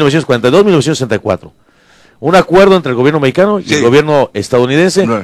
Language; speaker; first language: Spanish; native; Spanish